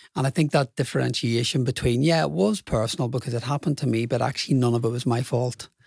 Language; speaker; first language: English; native; English